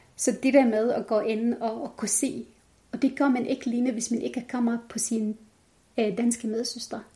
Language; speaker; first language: Danish; non-native, fluent; Arabic